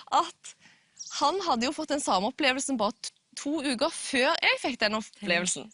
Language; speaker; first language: Norwegian; native; Norwegian